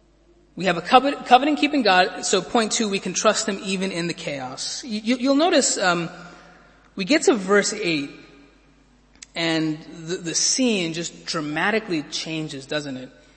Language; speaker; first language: English; native; English